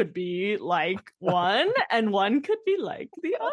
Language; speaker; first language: English; native; English